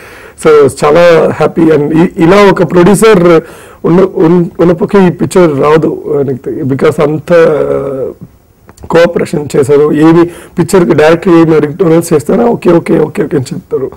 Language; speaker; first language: Telugu; non-native, learner; Tamil